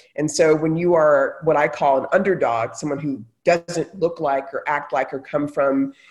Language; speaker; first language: English; native; English